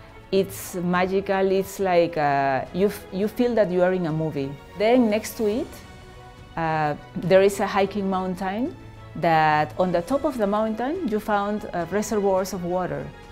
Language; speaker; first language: English; non-native, fluent; Spanish